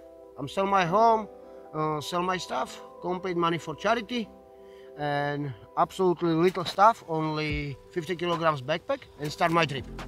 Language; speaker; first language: English; non-native, learner; Slovak